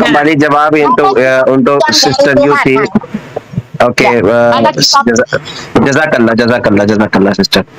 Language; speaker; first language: Indonesian; non-native, learner; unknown